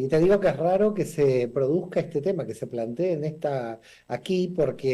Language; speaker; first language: Spanish; native; Spanish